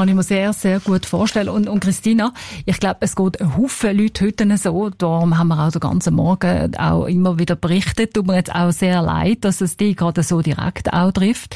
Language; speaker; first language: German; native; German